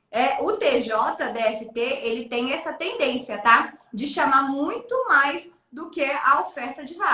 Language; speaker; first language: Portuguese; native; Portuguese